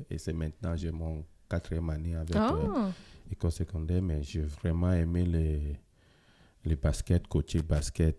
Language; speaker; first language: French; non-native, fluent; Ewe